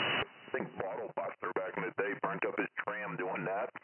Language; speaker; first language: English; native; English